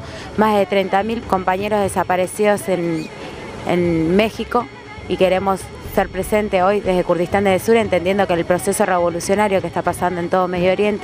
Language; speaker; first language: Spanish; native; Spanish